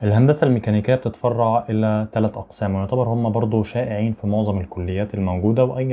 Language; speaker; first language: Arabic; native; Arabic